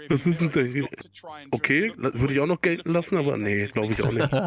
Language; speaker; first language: German; native; German